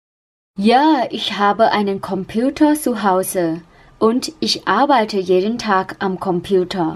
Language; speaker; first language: German; non-native, learner; Thai